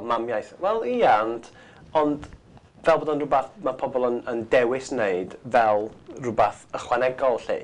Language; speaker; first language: Welsh; non-native, local second language; English